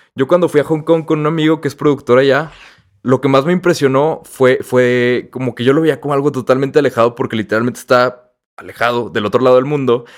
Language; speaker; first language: Spanish; native; Spanish